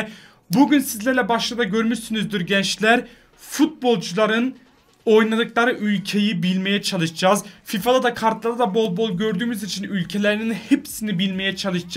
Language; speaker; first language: Turkish; native; Turkish